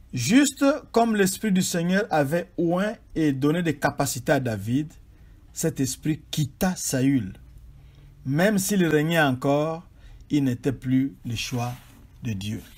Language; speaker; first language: French; non-native, local second language; Swahili